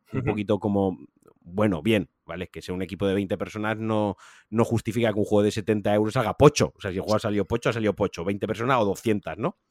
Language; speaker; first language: Spanish; native; Spanish